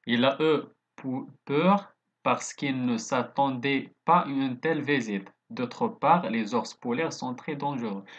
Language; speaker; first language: French; non-native, local second language; Arabic